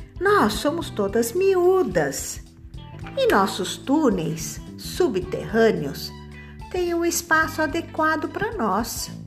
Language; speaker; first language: Portuguese; native; Portuguese